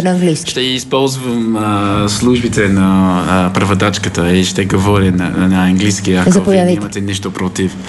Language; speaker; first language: Bulgarian; non-native, learner; English